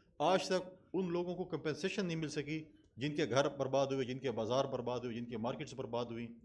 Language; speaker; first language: Urdu; non-native, local second language; Pashto